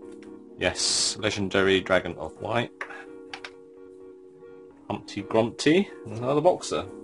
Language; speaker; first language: English; native; English